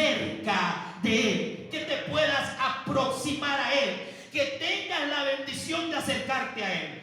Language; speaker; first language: Spanish; native; Spanish